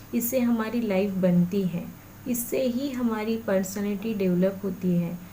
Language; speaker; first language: Hindi; non-native, local second language; Marathi